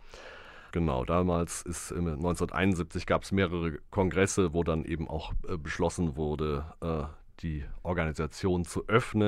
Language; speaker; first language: German; native; German